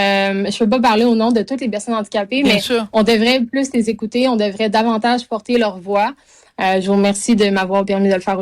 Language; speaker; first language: French; native; French